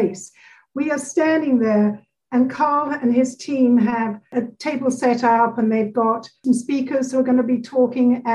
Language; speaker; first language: English; native; English